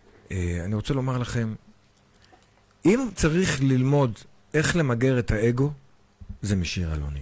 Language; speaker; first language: Hebrew; native; Hebrew